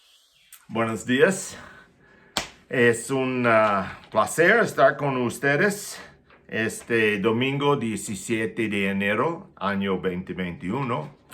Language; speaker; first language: Spanish; non-native, fluent; English